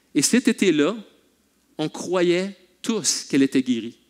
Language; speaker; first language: French; native; French